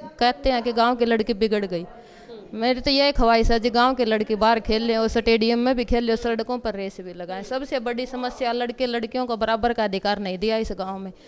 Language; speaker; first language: Hindi; native; Hindi